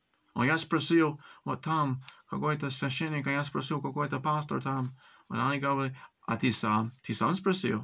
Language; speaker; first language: Russian; early bilingual, heritage; English